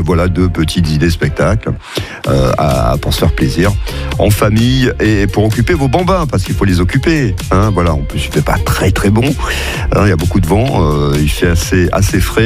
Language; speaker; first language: French; native; French